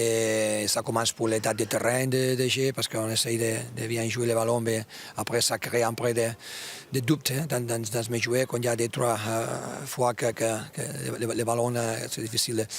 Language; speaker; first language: French; non-native, fluent; Spanish